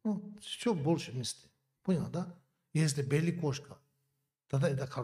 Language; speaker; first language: Russian; non-native, learner; Tibetan